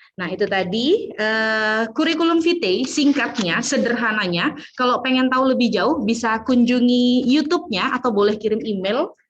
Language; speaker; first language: Indonesian; native; Indonesian